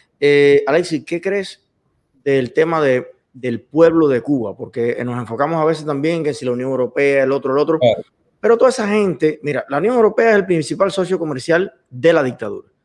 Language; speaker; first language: Spanish; native; Spanish